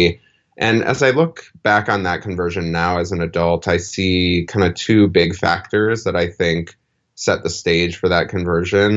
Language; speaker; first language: English; native; English